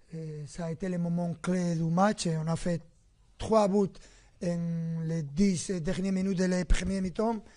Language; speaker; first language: French; non-native, fluent; Spanish